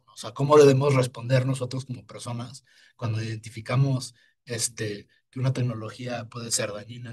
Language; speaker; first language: Spanish; native; Spanish